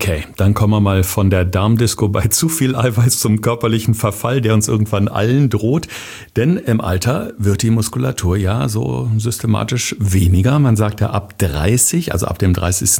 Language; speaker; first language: German; native; German